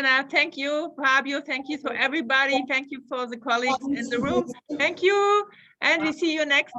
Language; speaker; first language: English; non-native, fluent; German